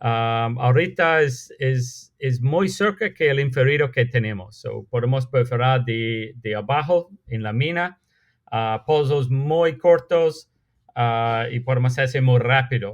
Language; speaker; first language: Spanish; non-native, fluent; English